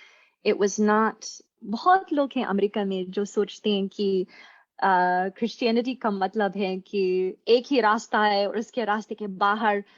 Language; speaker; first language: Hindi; non-native, fluent; English